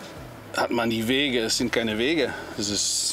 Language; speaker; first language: German; non-native, learner; Dutch